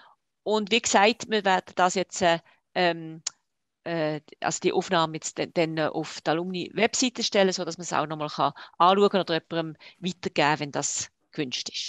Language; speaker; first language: German; native; German